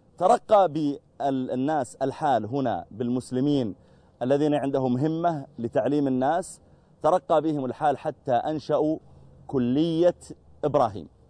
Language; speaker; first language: Arabic; native; Arabic